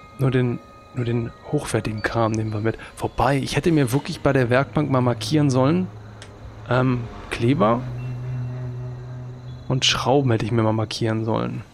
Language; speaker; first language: German; native; German